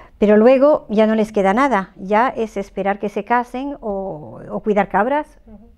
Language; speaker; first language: Spanish; native; Spanish